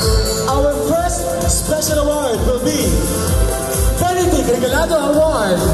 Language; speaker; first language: English; non-native, local second language; Filipino